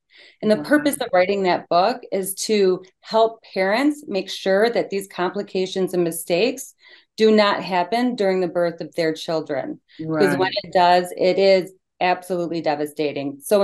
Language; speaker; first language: English; native; English